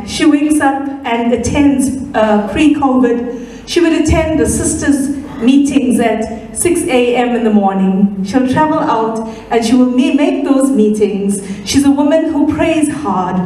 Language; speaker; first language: English; native; English